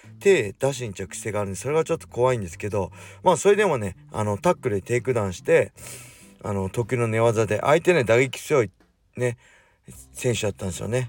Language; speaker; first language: Japanese; native; Japanese